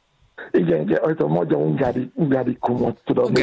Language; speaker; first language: Hungarian; non-native, fluent; Yoruba